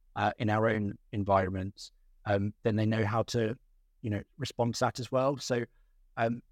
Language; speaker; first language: English; native; English